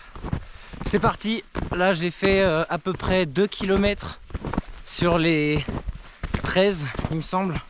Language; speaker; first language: French; native; French